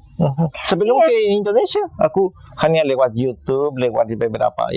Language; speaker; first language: Indonesian; non-native, fluent; Spanish